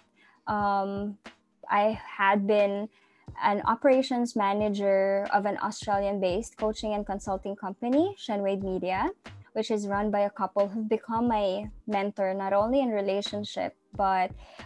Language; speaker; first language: English; non-native, local second language; Cebuano